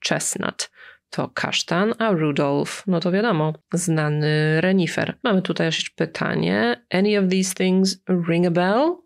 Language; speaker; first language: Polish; native; Polish